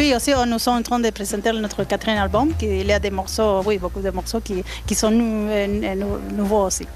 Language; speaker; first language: French; non-native, learner; Spanish